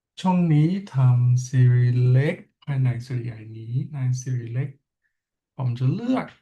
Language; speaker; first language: Thai; non-native, learner; English